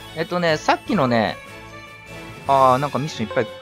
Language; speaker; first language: Japanese; native; Japanese